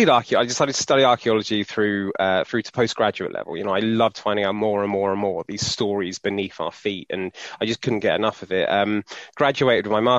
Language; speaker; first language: English; native; English